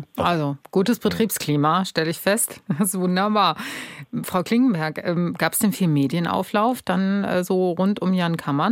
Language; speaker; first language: German; native; German